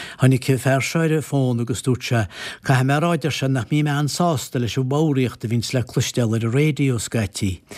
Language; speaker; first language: Irish; native; Irish